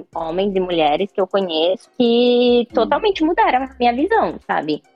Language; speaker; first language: Portuguese; native; Portuguese